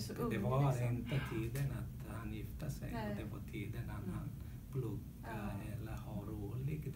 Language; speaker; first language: Swedish; non-native, learner; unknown